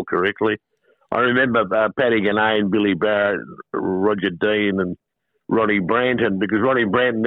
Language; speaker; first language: English; native; English